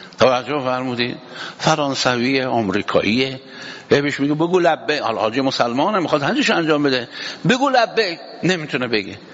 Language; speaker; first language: Persian; native; Persian